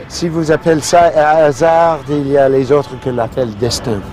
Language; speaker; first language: French; non-native, fluent; English